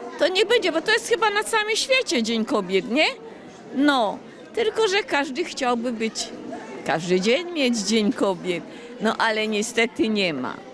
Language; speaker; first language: Polish; native; Polish